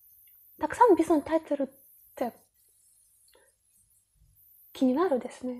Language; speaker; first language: Japanese; non-native, learner; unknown